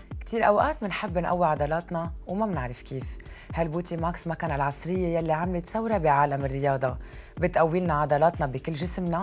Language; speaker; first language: Arabic; native; Arabic